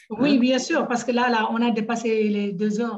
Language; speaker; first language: French; native; French